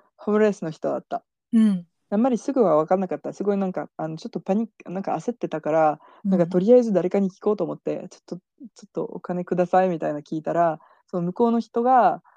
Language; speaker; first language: Japanese; non-native, fluent; French